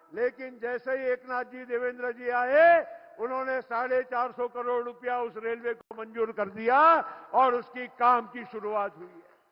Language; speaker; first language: Hindi; non-native, local second language; Marathi